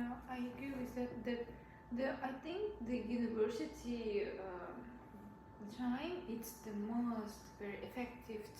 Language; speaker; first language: English; non-native, learner; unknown